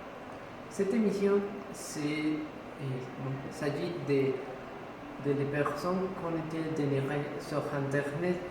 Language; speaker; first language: French; non-native, learner; Spanish